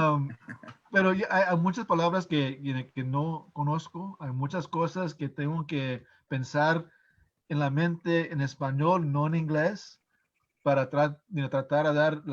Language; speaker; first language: Spanish; non-native, fluent; English